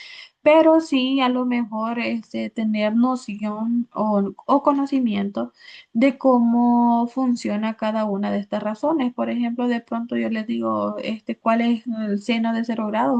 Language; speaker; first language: Spanish; native; Spanish